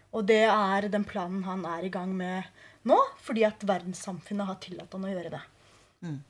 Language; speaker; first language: Norwegian; early bilingual, other home language; Kurdish